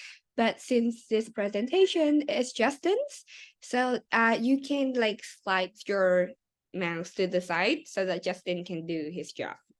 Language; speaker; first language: English; non-native, fluent; Vietnamese